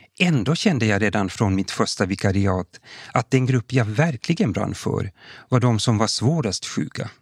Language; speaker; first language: Swedish; native; Swedish